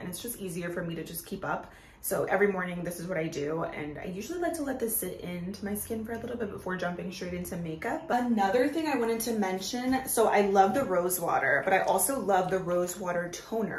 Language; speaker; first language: English; native; English